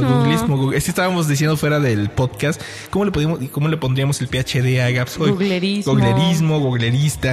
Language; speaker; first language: Spanish; native; Spanish